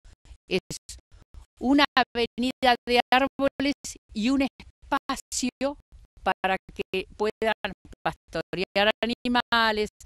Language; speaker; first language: Spanish; native; Spanish